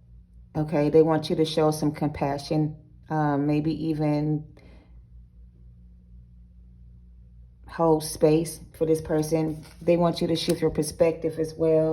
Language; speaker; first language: English; native; English